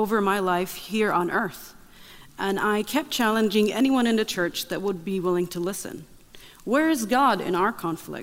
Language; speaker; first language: English; non-native, fluent; Arabic